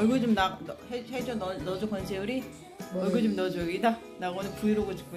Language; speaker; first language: Korean; native; Korean